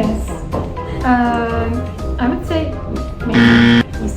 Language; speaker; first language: English; non-native, fluent; Serbian